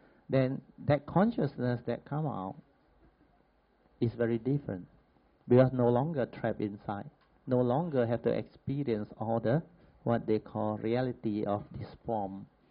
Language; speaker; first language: English; non-native, local second language; Min Nan Chinese